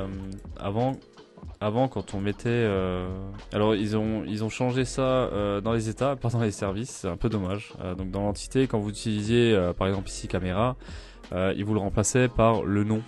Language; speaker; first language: French; native; French